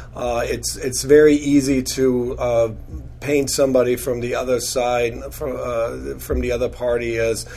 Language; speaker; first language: English; non-native, fluent; German